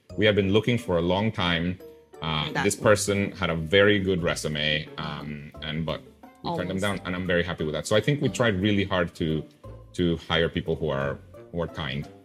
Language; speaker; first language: English; non-native, fluent; Spanish